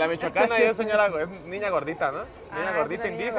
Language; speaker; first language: Spanish; native; Spanish